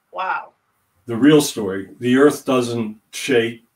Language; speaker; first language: English; native; English